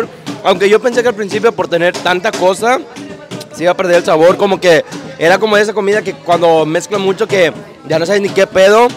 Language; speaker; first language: Spanish; native; Spanish